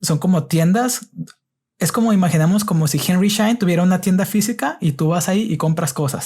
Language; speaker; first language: Spanish; native; Spanish